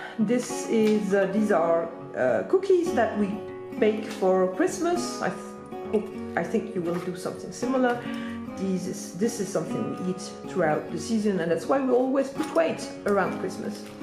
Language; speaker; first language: English; non-native, fluent; German